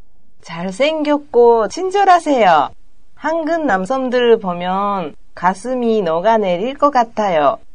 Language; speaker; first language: Korean; non-native, learner; Japanese